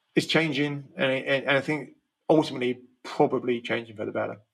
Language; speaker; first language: English; native; English